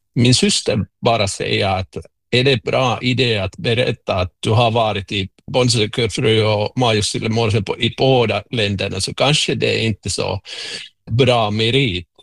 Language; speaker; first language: Swedish; non-native, local second language; Finnish